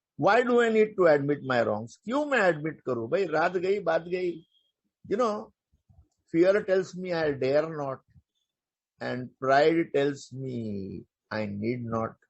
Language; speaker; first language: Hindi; non-native, local second language; Marathi